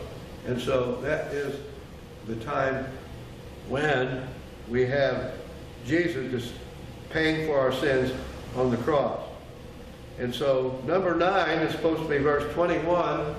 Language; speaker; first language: English; native; English